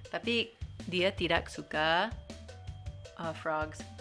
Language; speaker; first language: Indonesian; non-native, learner; English